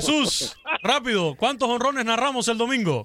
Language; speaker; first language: Spanish; native; Spanish